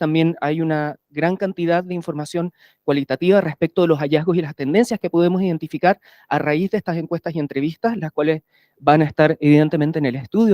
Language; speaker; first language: Spanish; native; Spanish